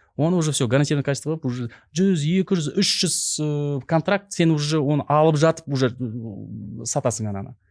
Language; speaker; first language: Russian; non-native, local second language; Kazakh